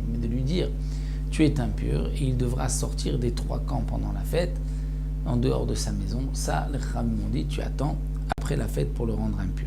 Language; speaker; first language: French; native; French